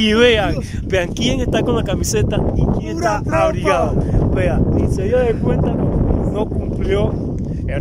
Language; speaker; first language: Spanish; native; Spanish